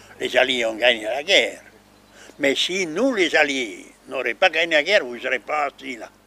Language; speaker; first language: French; non-native, local second language; Swiss German